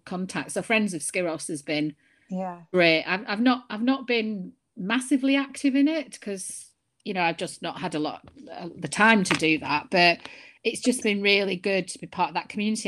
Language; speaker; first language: English; native; English